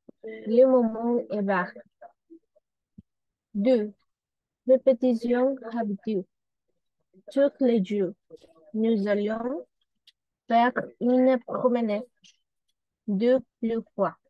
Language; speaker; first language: French; non-native, learner; Spanish